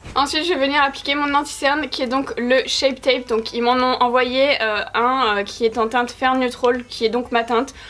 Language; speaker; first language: French; native; French